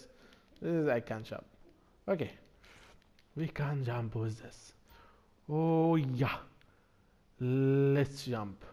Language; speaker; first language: English; non-native, learner; Arabic